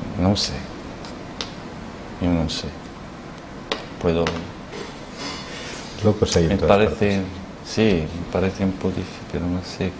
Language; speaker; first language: Spanish; non-native, learner; Arabic